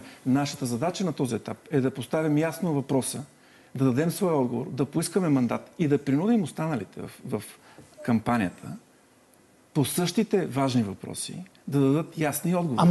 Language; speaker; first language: Bulgarian; native; Bulgarian